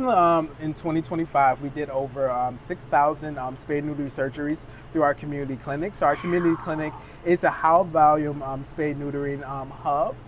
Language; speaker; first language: English; native; English